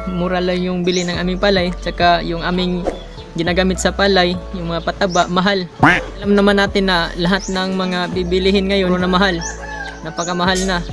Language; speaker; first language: Filipino; non-native, local second language; Cebuano